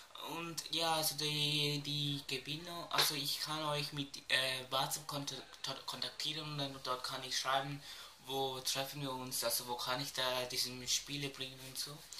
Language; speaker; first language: German; early bilingual, other home language; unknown